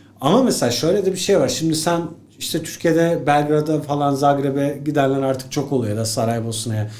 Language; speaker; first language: Turkish; early bilingual, other home language; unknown